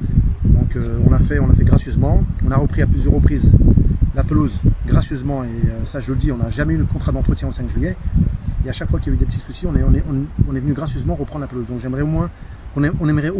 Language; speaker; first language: French; non-native, local second language; Arabic